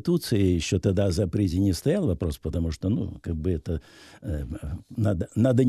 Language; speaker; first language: Russian; native; Russian